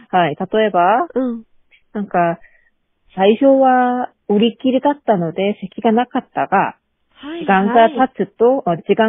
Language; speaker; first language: Japanese; non-native, learner; Korean